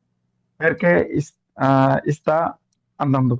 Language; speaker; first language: Italian; non-native, learner; Bangla